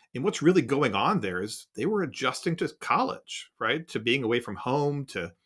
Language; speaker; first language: English; native; English